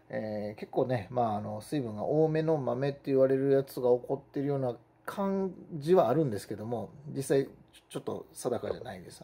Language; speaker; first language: Japanese; native; Japanese